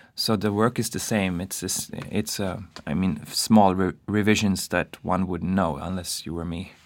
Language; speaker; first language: English; non-native, fluent; Swedish